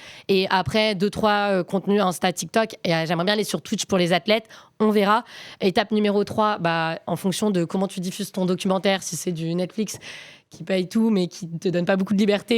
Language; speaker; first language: French; native; French